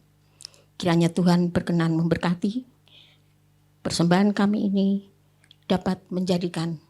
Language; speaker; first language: Indonesian; native; Indonesian